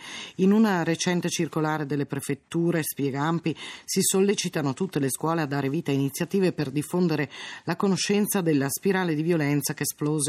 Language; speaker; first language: Italian; native; Italian